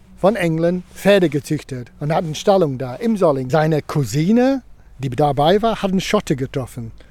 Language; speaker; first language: German; non-native, fluent; English